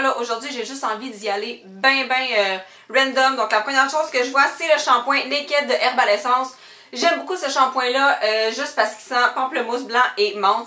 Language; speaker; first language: French; native; French